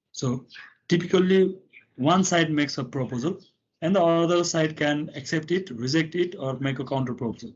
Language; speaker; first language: English; non-native, local second language; Nepali